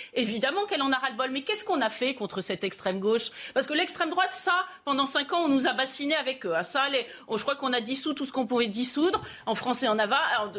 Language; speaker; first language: French; native; French